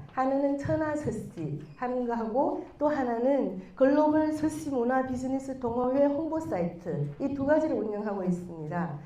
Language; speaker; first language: Korean; non-native, fluent; Chinese